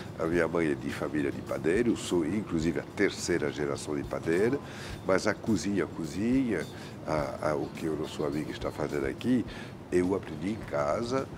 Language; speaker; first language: Portuguese; non-native, fluent; French